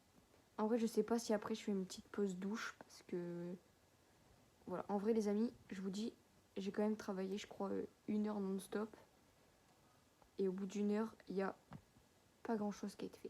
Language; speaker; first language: French; native; French